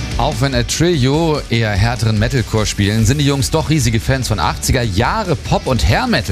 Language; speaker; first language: German; native; German